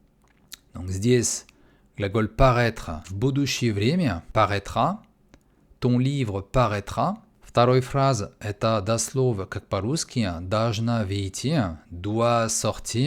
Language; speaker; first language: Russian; non-native, fluent; French